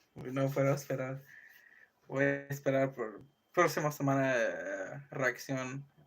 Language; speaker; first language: Spanish; non-native, learner; English